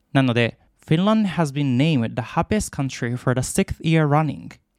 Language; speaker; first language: English; non-native, fluent; Japanese